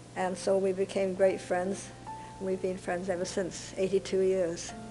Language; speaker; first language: English; native; English